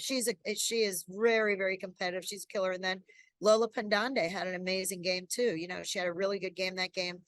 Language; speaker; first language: English; native; English